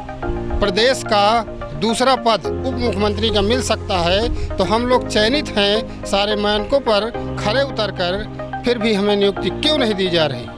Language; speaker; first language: Hindi; native; Hindi